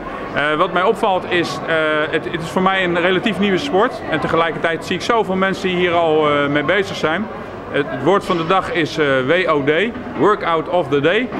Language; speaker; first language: Dutch; native; Dutch